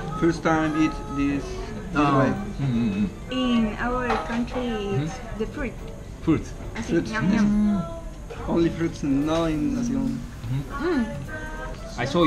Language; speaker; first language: English; non-native, learner; Spanish